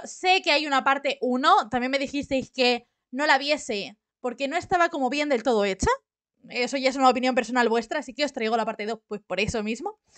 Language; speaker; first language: Spanish; native; Spanish